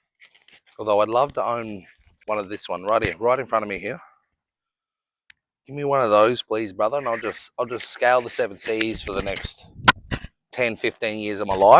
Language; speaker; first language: English; native; English